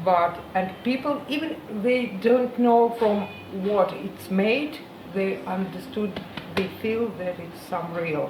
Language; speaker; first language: English; non-native, learner; Ukrainian